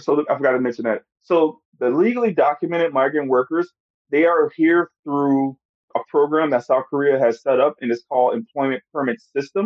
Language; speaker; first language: English; native; English